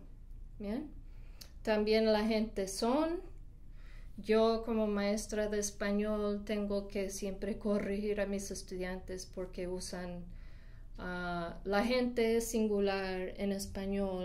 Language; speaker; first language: Spanish; non-native, fluent; English